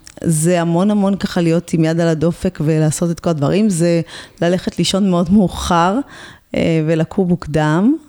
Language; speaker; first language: Hebrew; native; Hebrew